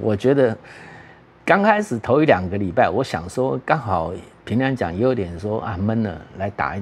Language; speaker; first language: Chinese; native; Chinese